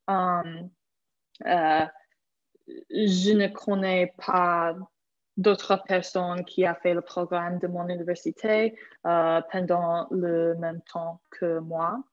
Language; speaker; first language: French; non-native, fluent; English